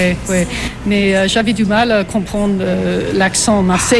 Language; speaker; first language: French; non-native, fluent; English